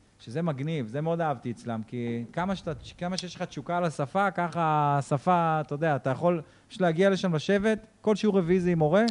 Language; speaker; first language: Hebrew; native; Hebrew